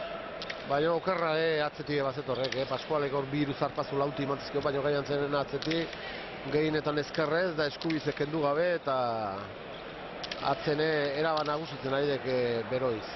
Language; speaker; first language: Basque; native; Basque